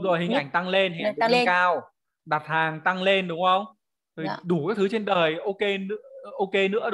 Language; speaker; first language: Vietnamese; native; Vietnamese